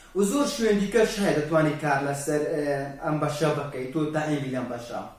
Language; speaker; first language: Central Kurdish; non-native, local second language; Kurdish